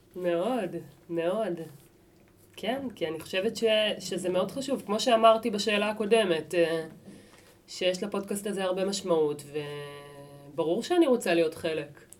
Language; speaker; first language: Hebrew; native; Hebrew